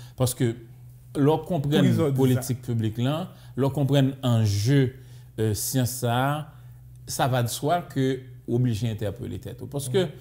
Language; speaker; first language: French; native; French